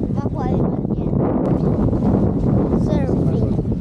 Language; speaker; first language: Italian; early bilingual, other home language; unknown